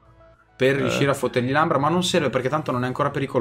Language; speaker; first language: Italian; native; Italian